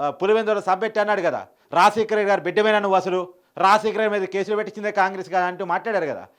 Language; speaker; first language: Telugu; native; Telugu